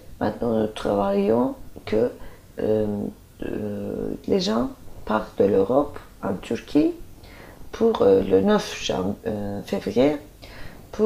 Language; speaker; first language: French; non-native, fluent; Turkish